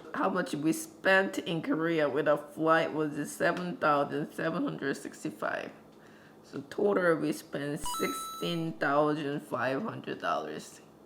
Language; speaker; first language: English; non-native, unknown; Korean